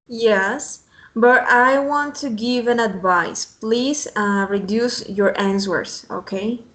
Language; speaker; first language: English; non-native, fluent; Spanish